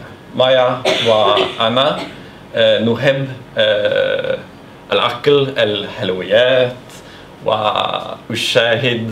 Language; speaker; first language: Arabic; non-native, learner; Norwegian